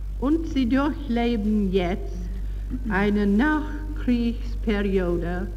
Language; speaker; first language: German; non-native, learner; English